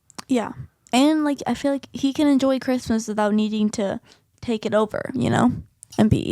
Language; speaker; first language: English; native; English